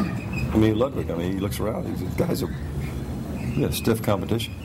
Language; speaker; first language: English; native; English